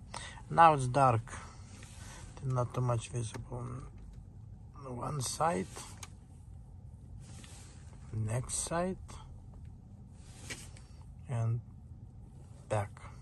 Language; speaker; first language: English; non-native, learner; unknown